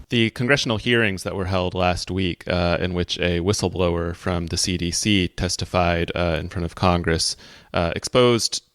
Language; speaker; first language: English; native; English